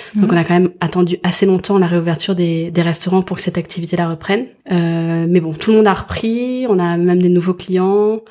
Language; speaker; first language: French; early bilingual, other home language; English